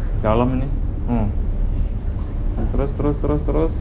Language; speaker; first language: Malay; non-native, local second language; Javanese